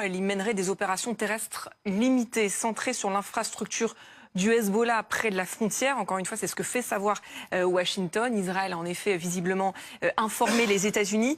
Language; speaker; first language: French; native; French